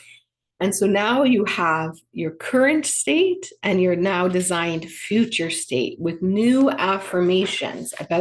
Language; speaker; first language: English; native; English